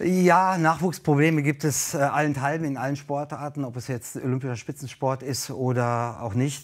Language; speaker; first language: German; native; German